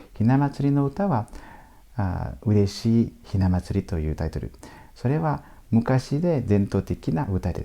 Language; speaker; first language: Japanese; non-native, fluent; French